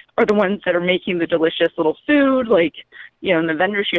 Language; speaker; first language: English; native; English